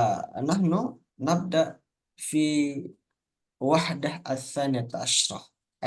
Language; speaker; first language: Arabic; non-native, fluent; Indonesian